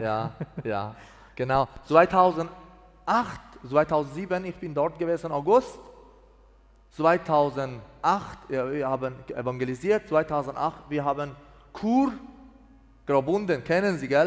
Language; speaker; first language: German; non-native, learner; Persian